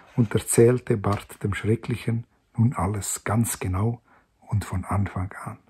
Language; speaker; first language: German; non-native, local second language; Romansh